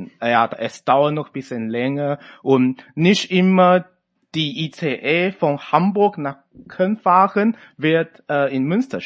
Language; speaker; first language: German; non-native, fluent; Chinese